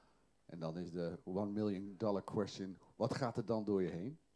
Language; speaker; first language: Dutch; native; Dutch